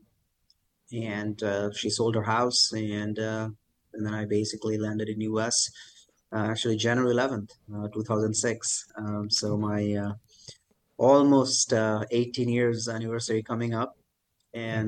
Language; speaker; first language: English; non-native, local second language; Bangla